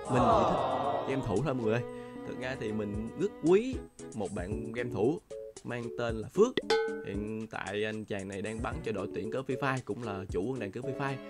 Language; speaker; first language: Vietnamese; non-native, local second language; Chinese